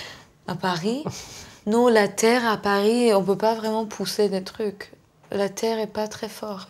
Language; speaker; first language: French; non-native, fluent; Persian